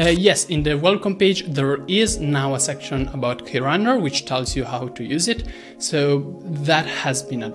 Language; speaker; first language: English; non-native, fluent; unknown